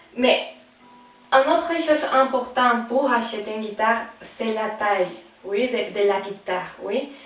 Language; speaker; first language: French; non-native, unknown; Spanish